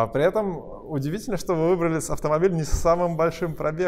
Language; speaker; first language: Russian; native; Russian